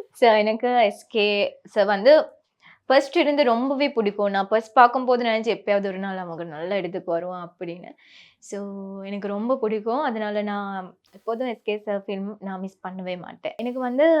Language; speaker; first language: Tamil; non-native, local second language; Sinhala